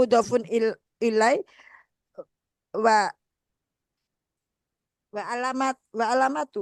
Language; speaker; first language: Arabic; non-native, learner; Indonesian